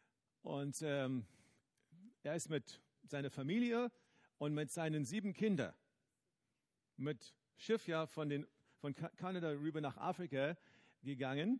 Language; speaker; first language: German; non-native, fluent; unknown